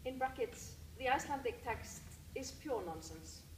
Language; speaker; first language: English; non-native, fluent; Icelandic